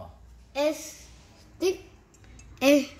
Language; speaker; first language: English; non-native, learner; Vietnamese